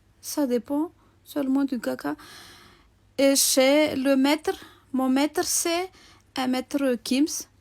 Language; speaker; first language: French; non-native, local second language; Malagasy